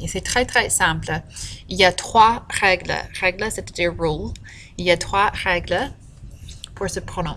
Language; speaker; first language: French; non-native, fluent; English